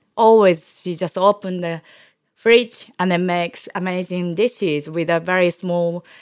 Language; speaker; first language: English; non-native, learner; Japanese